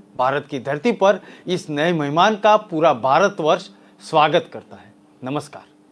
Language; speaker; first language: Hindi; non-native, local second language; Gujarati